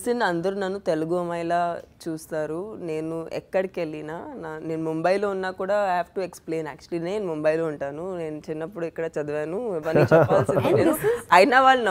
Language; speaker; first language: Telugu; non-native, local second language; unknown